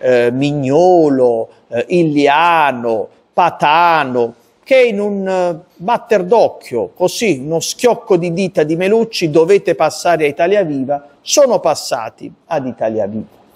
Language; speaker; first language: Italian; native; Italian